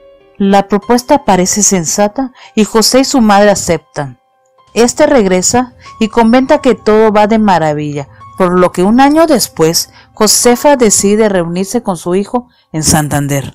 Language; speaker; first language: Spanish; native; Spanish